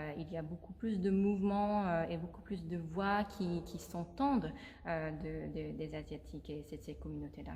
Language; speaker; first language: French; non-native, fluent; Korean